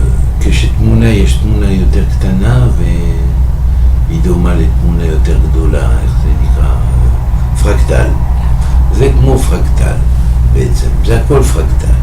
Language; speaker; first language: Hebrew; non-native, fluent; French